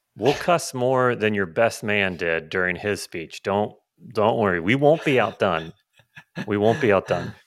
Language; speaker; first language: English; native; English